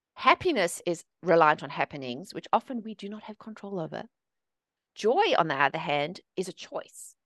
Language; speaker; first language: English; native; English